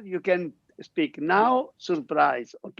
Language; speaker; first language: English; non-native, learner; Italian